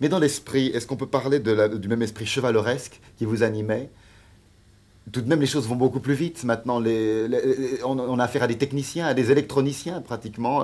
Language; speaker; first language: French; native; French